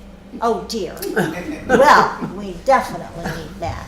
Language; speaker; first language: English; native; English